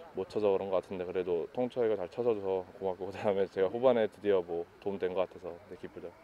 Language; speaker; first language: Korean; early bilingual, heritage; Korean